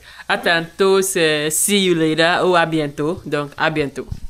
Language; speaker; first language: French; non-native, learner; English